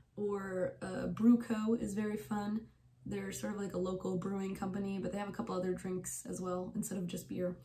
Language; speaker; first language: English; native; English